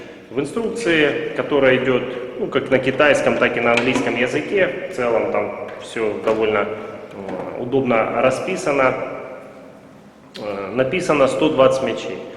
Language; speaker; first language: Russian; native; Russian